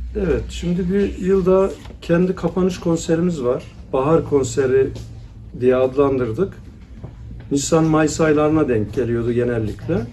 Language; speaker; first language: Turkish; native; Turkish